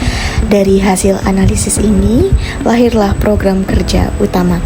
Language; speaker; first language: Indonesian; native; Indonesian